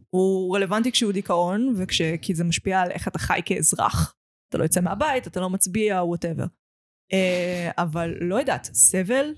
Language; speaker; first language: Hebrew; native; Hebrew